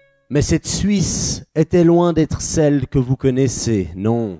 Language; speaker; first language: French; native; French